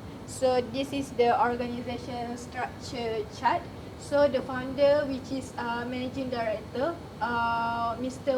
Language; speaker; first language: English; non-native, learner; Malay